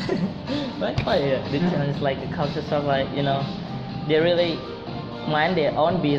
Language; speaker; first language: English; non-native, fluent; Indonesian